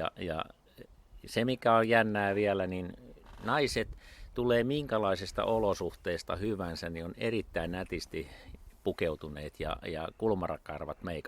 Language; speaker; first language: Finnish; native; Finnish